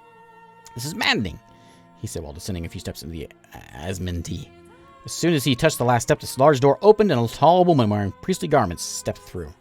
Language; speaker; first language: English; native; English